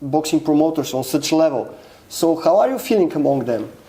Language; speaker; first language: English; non-native, fluent; Bulgarian